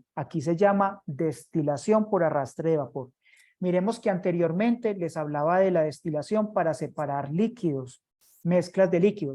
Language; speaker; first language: Spanish; native; Spanish